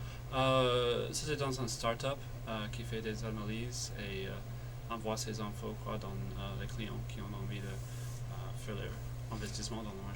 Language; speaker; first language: French; non-native, fluent; English